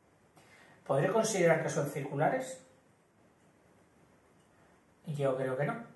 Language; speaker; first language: Spanish; native; Spanish